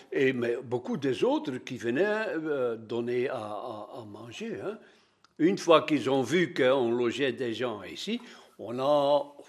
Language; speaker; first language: French; non-native, local second language; Dutch